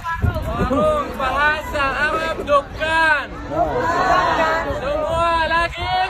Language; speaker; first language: Indonesian; non-native, learner; Arabic